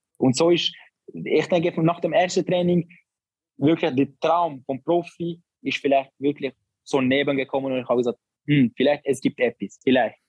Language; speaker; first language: German; non-native, learner; Albanian